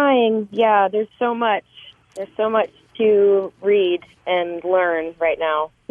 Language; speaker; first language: English; native; English